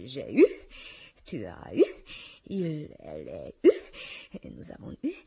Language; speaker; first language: French; non-native, learner; Hungarian